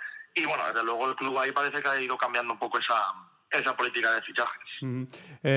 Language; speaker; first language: Spanish; native; Spanish